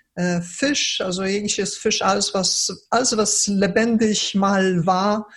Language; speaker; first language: German; early bilingual, other home language; Polish